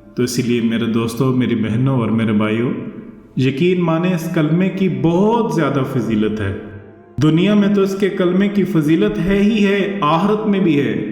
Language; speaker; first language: Urdu; non-native, local second language; Northern Hindko